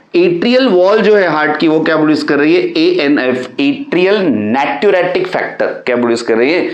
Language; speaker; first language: Hindi; non-native, local second language; Marathi